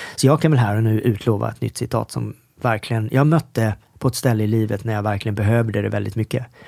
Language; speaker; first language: Swedish; early bilingual, other home language; Korean